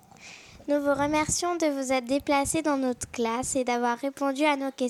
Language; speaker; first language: French; native; French